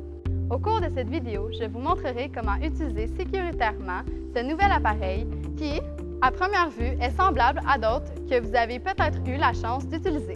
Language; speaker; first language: French; native; French